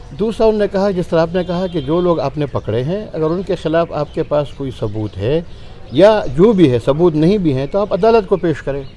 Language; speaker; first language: Urdu; non-native, local second language; Pashto